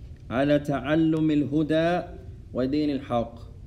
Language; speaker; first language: Arabic; non-native, fluent; English